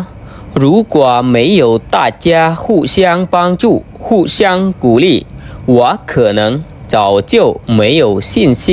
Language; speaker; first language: Chinese; non-native, fluent; Khmer